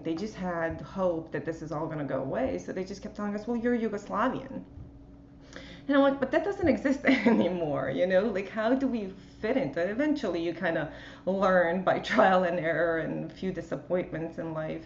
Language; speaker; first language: English; non-native, fluent; Bosnian